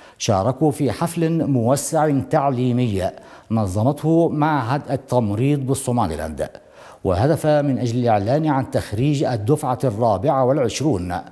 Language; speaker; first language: Arabic; non-native, local second language; Somali